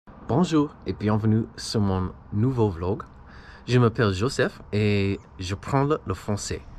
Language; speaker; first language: French; non-native, learner; English